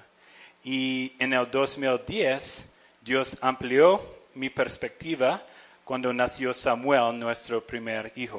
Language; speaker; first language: Spanish; non-native, fluent; English